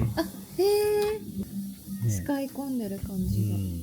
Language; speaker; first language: Japanese; native; Japanese